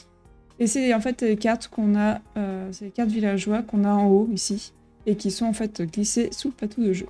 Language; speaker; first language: French; native; French